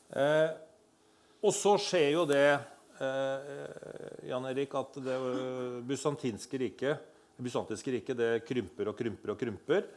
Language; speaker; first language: Norwegian; native; Norwegian